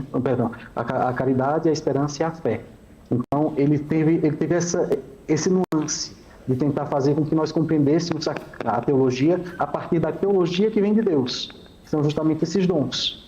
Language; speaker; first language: Portuguese; native; Portuguese